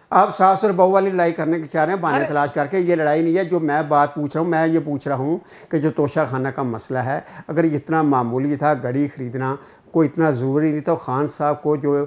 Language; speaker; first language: Urdu; non-native, local second language; Punjabi